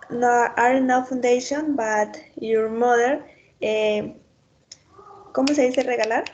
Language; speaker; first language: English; non-native, learner; Spanish